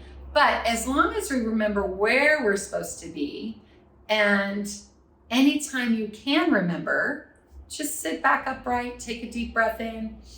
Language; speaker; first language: English; native; English